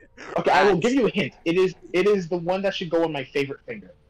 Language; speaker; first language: English; native; English